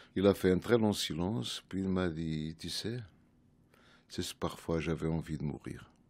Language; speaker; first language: French; non-native, fluent; Portuguese